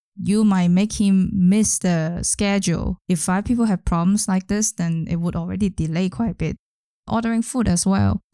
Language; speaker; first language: English; non-native, local second language; Cantonese